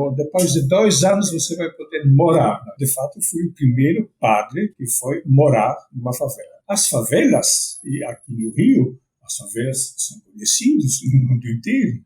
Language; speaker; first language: Portuguese; non-native, fluent; French